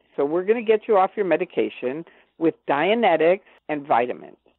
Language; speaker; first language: English; native; English